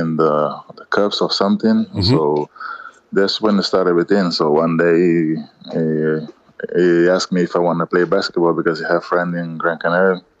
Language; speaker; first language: English; non-native, learner; Kabuverdianu